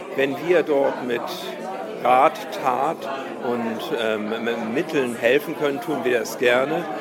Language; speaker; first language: German; native; German